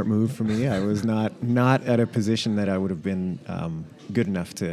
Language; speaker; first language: English; native; English